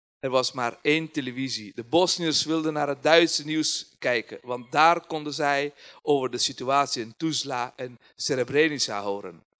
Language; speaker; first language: Dutch; non-native, fluent; Persian